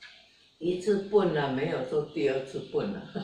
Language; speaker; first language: Chinese; non-native, local second language; Hakka Chinese